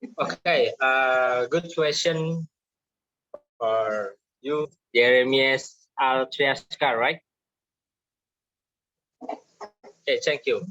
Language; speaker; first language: English; non-native, learner; Indonesian